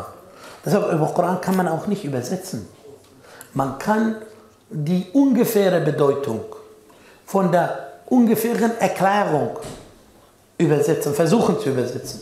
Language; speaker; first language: German; non-native, fluent; Arabic